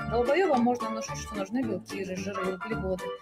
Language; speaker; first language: Russian; native; Russian